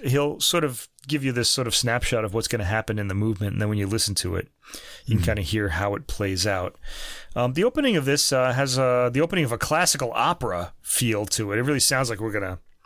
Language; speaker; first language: English; native; English